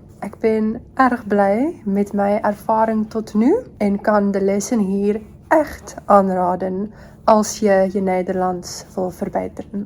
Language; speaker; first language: Dutch; non-native, learner; Afrikaans